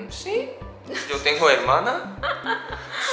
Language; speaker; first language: Spanish; non-native, learner; Japanese